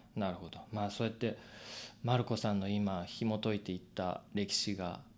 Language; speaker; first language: Japanese; native; Japanese